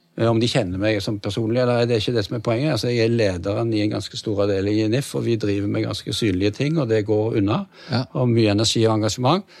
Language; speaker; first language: Norwegian; native; Norwegian